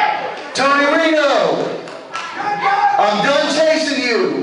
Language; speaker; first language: English; native; English